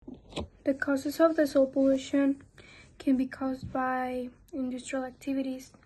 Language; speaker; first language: English; non-native, learner; Spanish